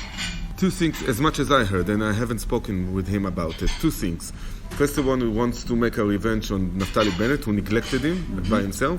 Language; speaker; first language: English; non-native, fluent; Hebrew